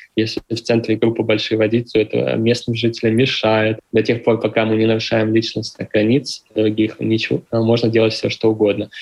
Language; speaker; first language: Russian; native; Russian